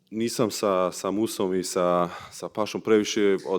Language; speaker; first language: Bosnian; early bilingual, heritage; Bosnian